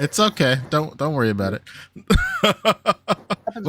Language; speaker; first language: English; native; English